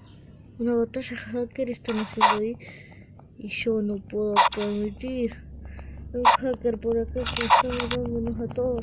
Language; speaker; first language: Spanish; native; Spanish